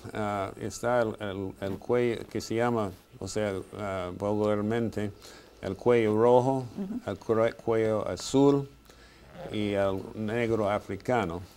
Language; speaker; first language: Spanish; non-native, fluent; English